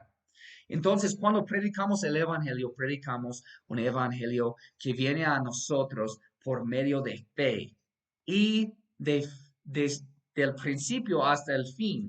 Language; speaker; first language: Spanish; non-native, fluent; English